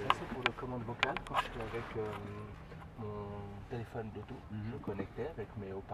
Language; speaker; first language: French; native; French